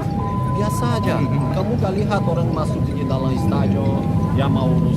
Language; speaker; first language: Indonesian; non-native, fluent; Portuguese